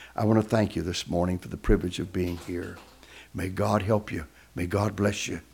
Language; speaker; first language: English; native; English